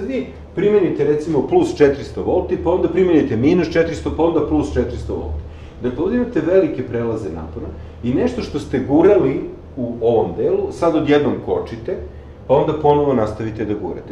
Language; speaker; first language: Serbian; native; Serbian